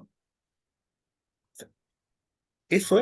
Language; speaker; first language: Spanish; native; Spanish